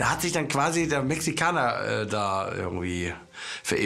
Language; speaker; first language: German; native; German